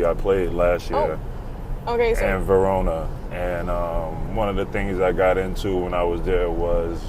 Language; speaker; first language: English; native; English